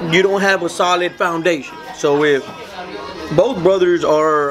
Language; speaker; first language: English; early bilingual, other home language; Spanish